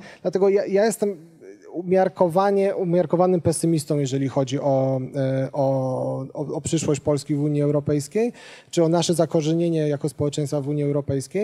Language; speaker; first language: Polish; native; Polish